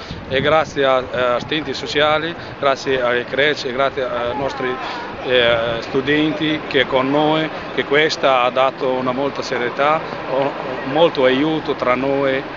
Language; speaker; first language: Italian; non-native, learner; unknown